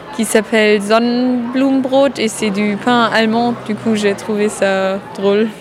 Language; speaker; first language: French; non-native, fluent; German